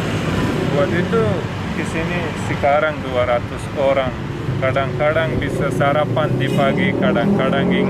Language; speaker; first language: Indonesian; non-native, learner; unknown